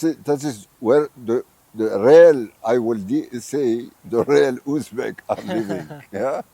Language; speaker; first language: English; non-native, fluent; Arabic